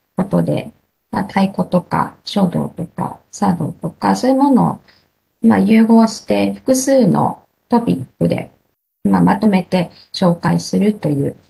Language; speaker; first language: Japanese; native; Japanese